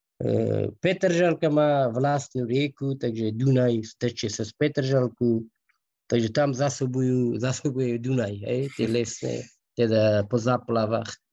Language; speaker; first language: Slovak; non-native, fluent; Persian